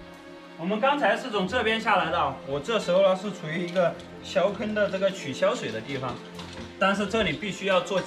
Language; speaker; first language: Chinese; native; Chinese